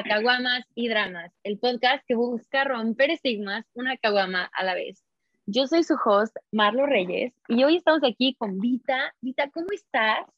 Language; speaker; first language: Spanish; early bilingual, heritage; Spanish